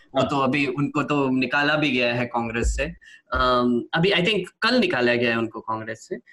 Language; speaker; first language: Hindi; non-native, local second language; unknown